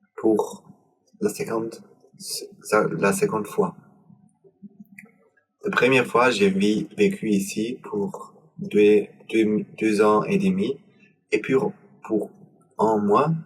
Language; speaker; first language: French; non-native, learner; German